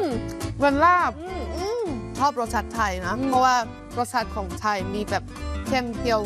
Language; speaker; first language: Thai; non-native, fluent; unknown